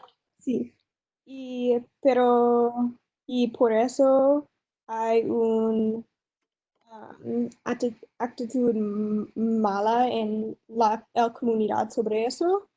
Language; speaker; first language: Spanish; non-native, learner; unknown